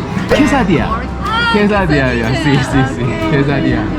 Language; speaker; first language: Spanish; non-native, learner; Korean